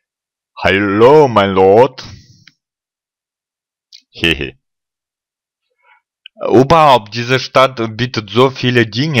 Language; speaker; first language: German; non-native, fluent; Russian